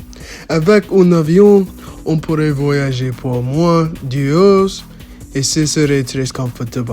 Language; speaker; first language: French; non-native, learner; English